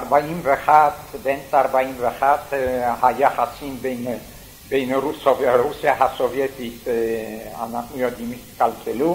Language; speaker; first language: Hebrew; non-native, fluent; Yiddish